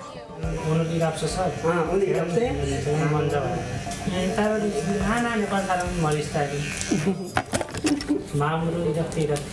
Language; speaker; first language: Korean; non-native, learner; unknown